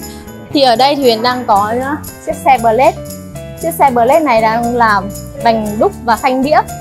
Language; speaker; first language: Vietnamese; native; Vietnamese